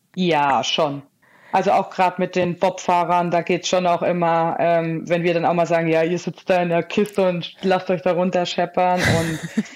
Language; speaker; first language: German; native; German